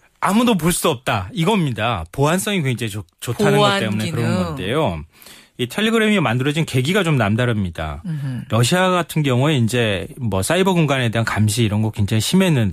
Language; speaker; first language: Korean; native; Korean